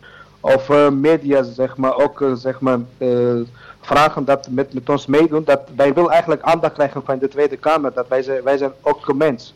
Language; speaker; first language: Dutch; non-native, learner; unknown